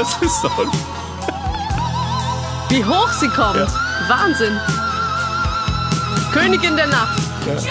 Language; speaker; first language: German; native; German